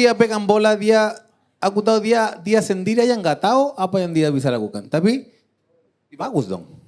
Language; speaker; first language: Indonesian; non-native, fluent; Dutch